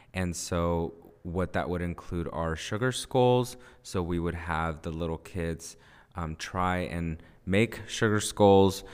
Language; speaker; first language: English; early bilingual, other home language; Spanish